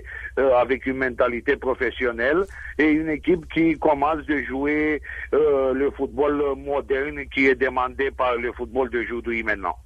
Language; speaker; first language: French; non-native, fluent; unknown